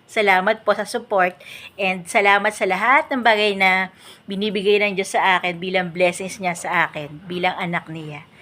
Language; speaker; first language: Filipino; native; Filipino